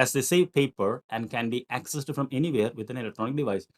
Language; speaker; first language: English; non-native, local second language; Malayalam